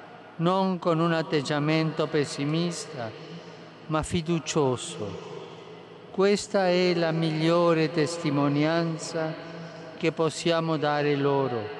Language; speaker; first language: Italian; non-native, fluent; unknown